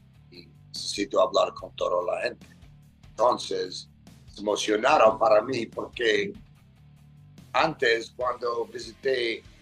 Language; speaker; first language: Spanish; non-native, learner; English